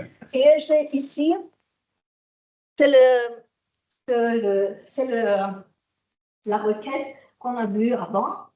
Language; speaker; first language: French; non-native, fluent; German